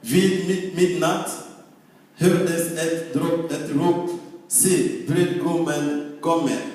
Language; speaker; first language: Swedish; non-native, fluent; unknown